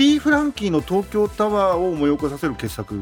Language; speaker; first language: Japanese; native; Japanese